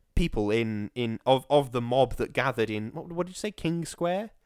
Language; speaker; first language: English; native; English